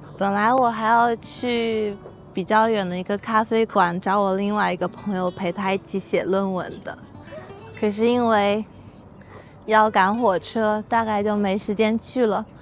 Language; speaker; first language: Chinese; native; Chinese